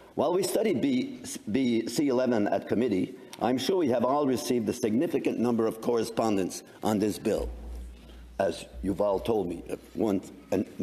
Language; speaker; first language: English; non-native, local second language; French